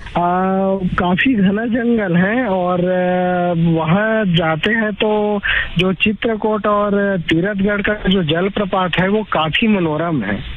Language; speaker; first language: Hindi; native; Hindi